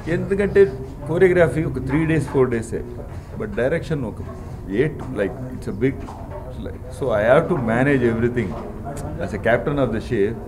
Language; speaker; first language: Telugu; non-native, learner; Tamil